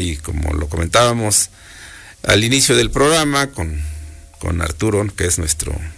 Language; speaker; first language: Spanish; native; Spanish